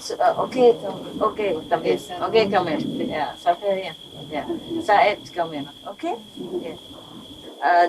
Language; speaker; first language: French; non-native, learner; Vietnamese